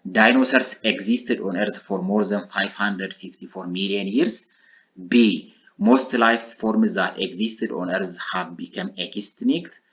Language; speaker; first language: English; non-native, local second language; Amharic